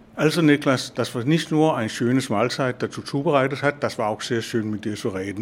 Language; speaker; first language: German; non-native, fluent; Danish